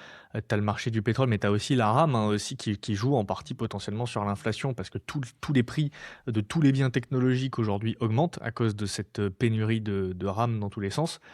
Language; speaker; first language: French; native; French